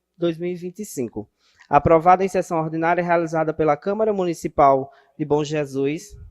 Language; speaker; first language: Portuguese; native; Portuguese